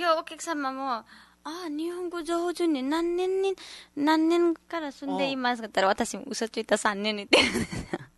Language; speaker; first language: Japanese; non-native, learner; Nepali